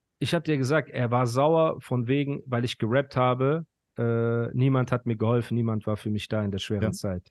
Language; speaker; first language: German; early bilingual, other home language; Persian